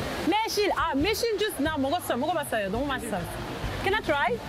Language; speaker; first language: Korean; non-native, learner; English